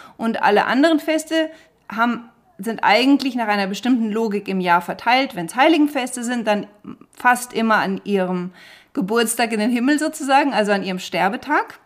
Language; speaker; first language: German; native; German